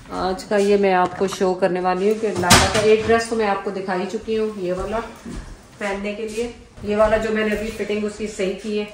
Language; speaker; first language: Urdu; native; Urdu